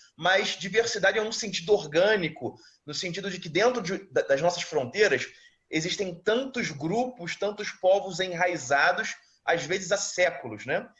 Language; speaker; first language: Portuguese; native; Portuguese